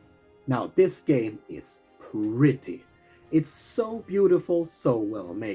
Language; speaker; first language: English; non-native, fluent; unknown